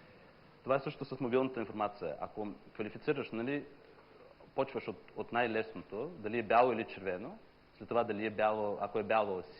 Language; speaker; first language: Bulgarian; non-native, fluent; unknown